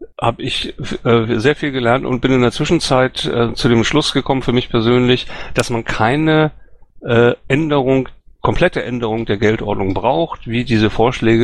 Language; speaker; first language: German; native; German